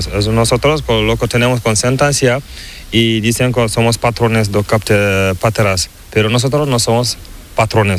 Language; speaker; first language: Spanish; non-native, learner; Fula